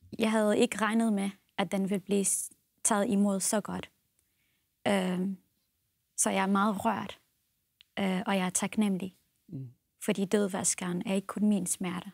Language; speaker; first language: Danish; non-native, fluent; Central Kurdish